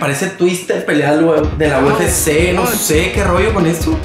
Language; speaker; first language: Spanish; native; Spanish